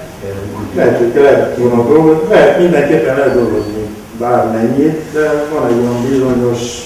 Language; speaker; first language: Hungarian; non-native, local second language; Romanian